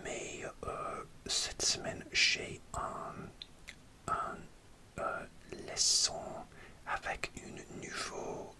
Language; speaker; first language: French; non-native, learner; English